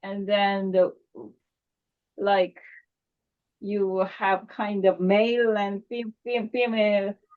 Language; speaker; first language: English; non-native, learner; Korean